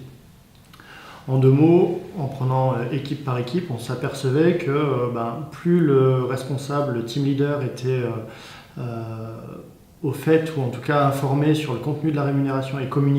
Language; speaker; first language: French; native; French